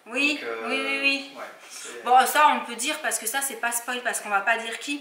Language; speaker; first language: French; native; French